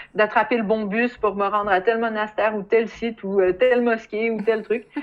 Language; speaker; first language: French; native; French